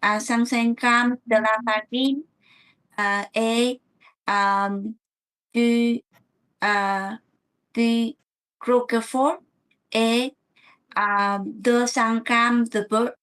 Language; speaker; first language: French; non-native, learner; Vietnamese